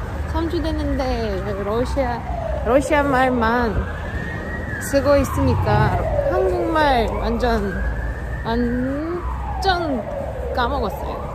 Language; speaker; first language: Korean; non-native, fluent; Russian